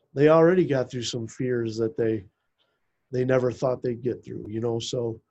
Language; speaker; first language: English; native; English